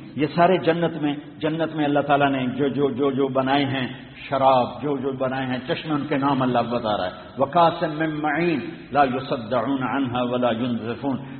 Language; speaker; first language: Urdu; non-native, local second language; Punjabi